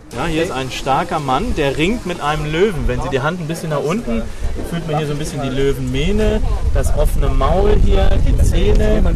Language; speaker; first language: German; native; German